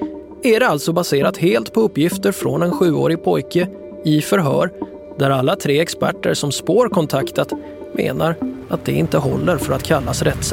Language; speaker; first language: Swedish; native; Swedish